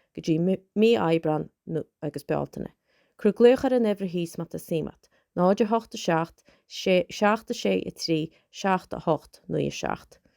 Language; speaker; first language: Irish; native; Irish